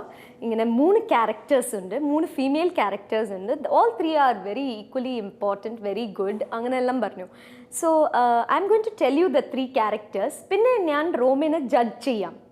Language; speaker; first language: Malayalam; non-native, fluent; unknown